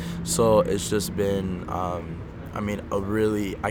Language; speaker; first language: English; native; English